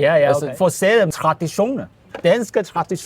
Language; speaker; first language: Danish; non-native, learner; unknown